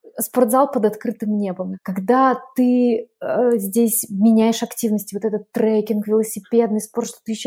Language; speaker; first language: Russian; native; Russian